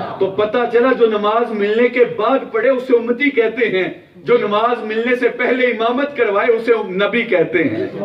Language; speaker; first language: Urdu; non-native, local second language; Punjabi